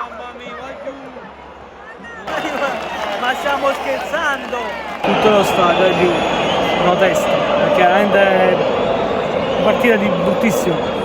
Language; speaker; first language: Italian; native; Italian